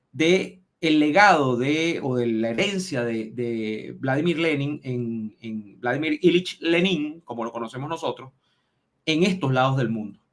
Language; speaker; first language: Spanish; native; Spanish